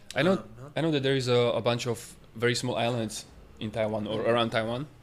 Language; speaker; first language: English; non-native, fluent; Slovak